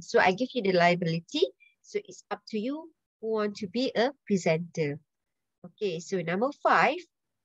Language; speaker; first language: English; non-native, local second language; Malay